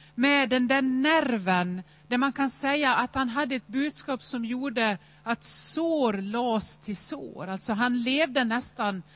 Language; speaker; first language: Swedish; native; Swedish